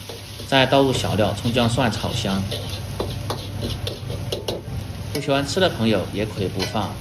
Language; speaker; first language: Chinese; native; Chinese